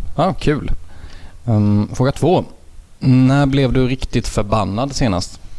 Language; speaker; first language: Swedish; native; Swedish